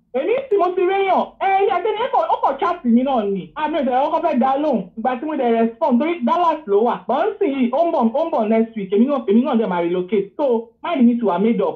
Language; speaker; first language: Yoruba; native; Yoruba